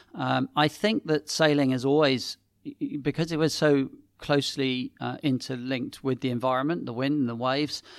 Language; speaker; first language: English; native; English